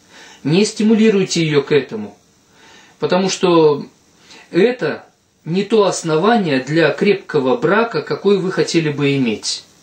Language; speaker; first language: Russian; native; Russian